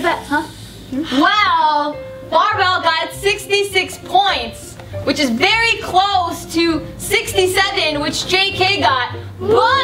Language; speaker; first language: English; native; English